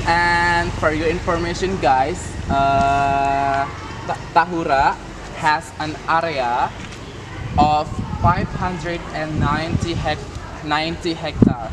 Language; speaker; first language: English; non-native, learner; Indonesian